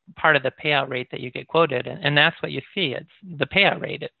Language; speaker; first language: English; native; English